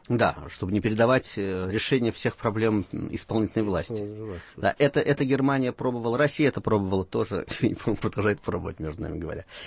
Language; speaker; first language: Russian; native; Russian